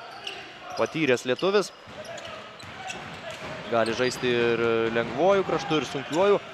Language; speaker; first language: Lithuanian; native; Lithuanian